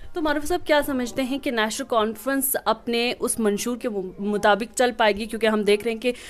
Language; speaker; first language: Hindi; non-native, local second language; Kashmiri